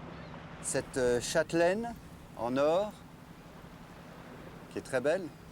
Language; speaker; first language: French; native; French